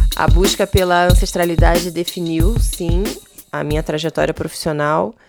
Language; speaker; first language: Portuguese; native; Portuguese